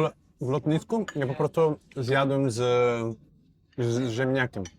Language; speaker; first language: Polish; non-native, fluent; Portuguese